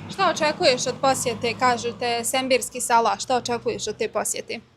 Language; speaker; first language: Bosnian; native; Bosnian